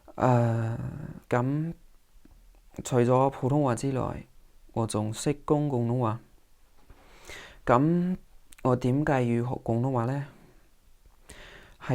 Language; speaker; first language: Chinese; non-native, fluent; English